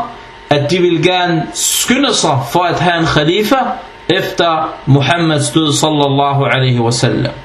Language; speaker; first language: Danish; early bilingual, other home language; Arabic